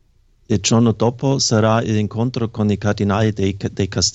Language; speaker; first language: Italian; non-native, fluent; German